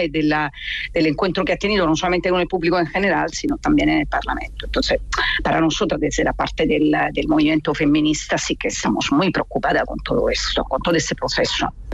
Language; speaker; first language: Spanish; non-native, fluent; Italian